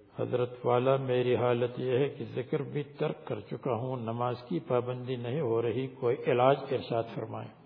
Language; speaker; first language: Urdu; native; Urdu